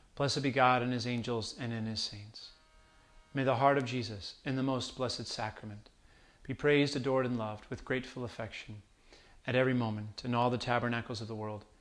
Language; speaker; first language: English; native; English